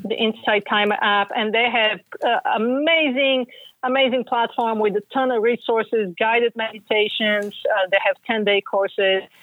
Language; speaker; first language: English; non-native, fluent; Bulgarian